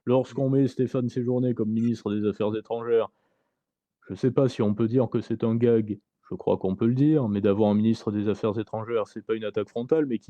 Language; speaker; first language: French; native; French